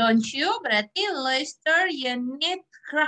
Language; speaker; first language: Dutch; non-native, learner; Indonesian